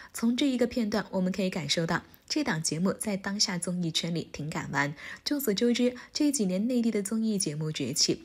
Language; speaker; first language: Chinese; native; Chinese